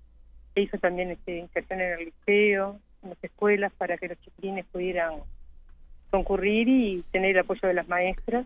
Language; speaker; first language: Spanish; native; Spanish